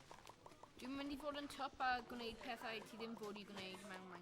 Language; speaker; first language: Welsh; non-native, local second language; English